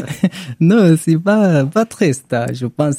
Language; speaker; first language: French; non-native, learner; Arabic